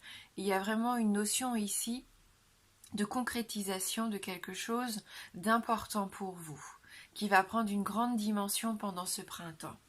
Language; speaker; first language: French; native; French